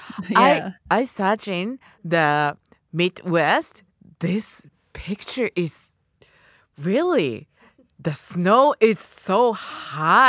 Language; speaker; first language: English; non-native, learner; Japanese